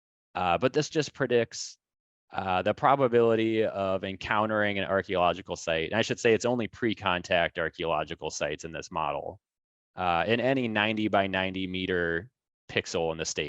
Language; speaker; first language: English; native; English